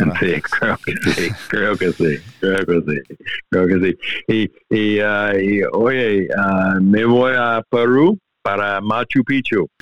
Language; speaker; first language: Spanish; non-native, learner; English